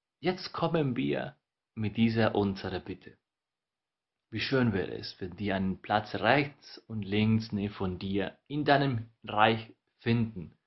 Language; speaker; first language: German; non-native, fluent; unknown